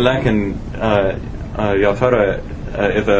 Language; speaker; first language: Arabic; non-native, learner; English